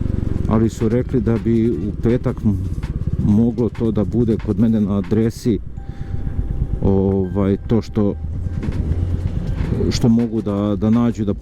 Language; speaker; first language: Serbian; native; Serbian